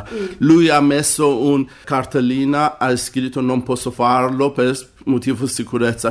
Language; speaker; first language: Italian; non-native, learner; Persian